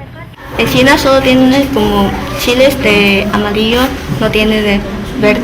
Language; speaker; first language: Spanish; non-native, learner; Cantonese